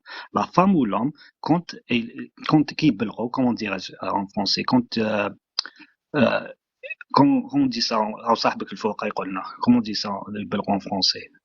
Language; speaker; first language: French; non-native, local second language; Arabic